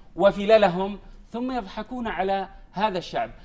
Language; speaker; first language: Arabic; native; Arabic